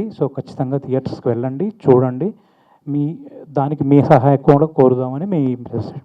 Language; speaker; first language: Telugu; native; Telugu